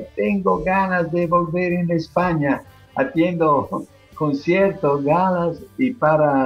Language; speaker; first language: Spanish; non-native, fluent; Italian